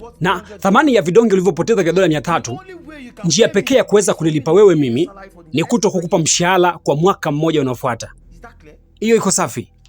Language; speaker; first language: Swahili; native; Swahili